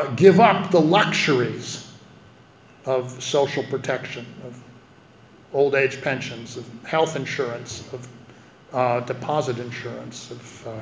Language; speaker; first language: English; native; English